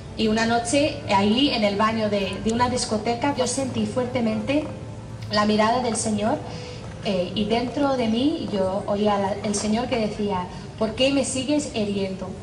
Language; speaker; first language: Spanish; non-native, fluent; English